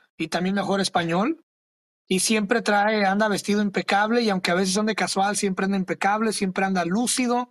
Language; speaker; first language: Spanish; early bilingual, other home language; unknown